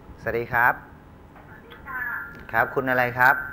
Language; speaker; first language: Thai; native; Thai